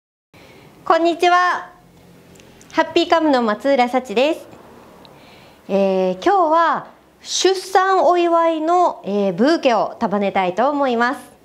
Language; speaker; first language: Japanese; native; Japanese